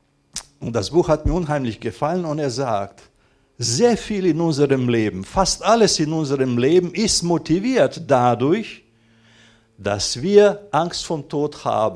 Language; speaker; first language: German; non-native, fluent; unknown